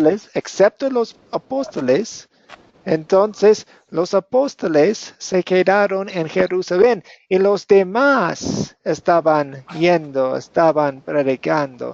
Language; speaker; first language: Spanish; non-native, fluent; English